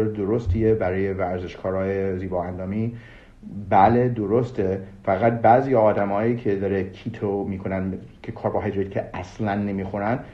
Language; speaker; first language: Persian; early bilingual, heritage; Persian